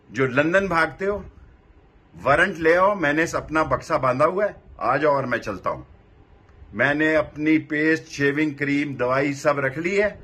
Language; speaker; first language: Urdu; non-native, local second language; Punjabi